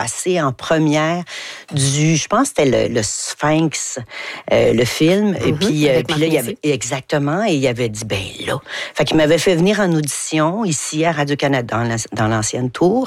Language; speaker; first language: French; native; French